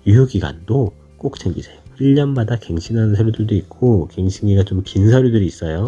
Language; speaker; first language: Korean; native; Korean